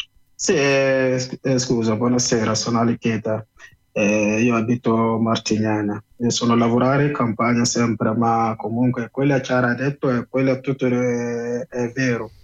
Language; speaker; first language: Italian; non-native, learner; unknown